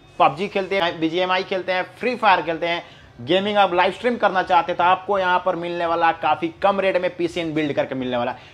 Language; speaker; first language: Hindi; native; Hindi